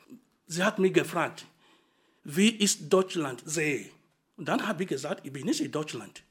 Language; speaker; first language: German; non-native, fluent; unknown